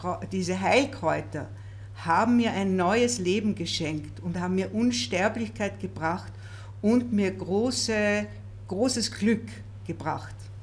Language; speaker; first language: German; native; German